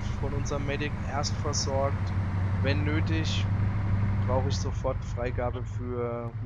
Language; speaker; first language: German; native; German